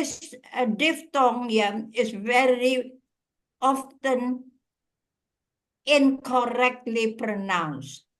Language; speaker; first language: English; non-native, fluent; Indonesian